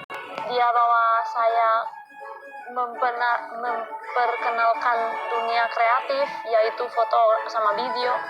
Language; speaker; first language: Indonesian; non-native, fluent; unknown